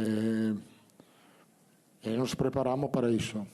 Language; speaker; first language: Portuguese; non-native, learner; Italian